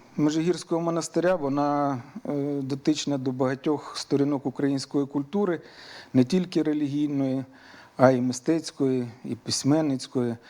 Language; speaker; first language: Ukrainian; native; Ukrainian